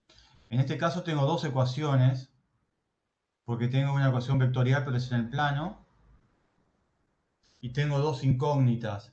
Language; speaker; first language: Spanish; native; Spanish